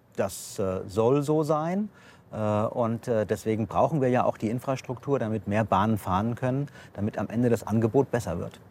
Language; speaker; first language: German; native; German